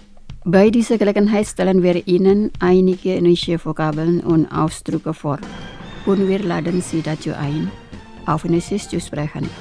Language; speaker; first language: German; non-native, fluent; Indonesian